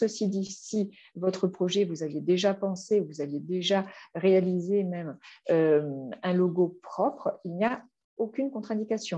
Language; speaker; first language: French; native; French